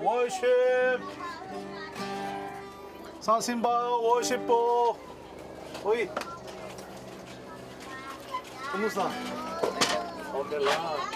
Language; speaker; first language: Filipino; non-native, learner; Korean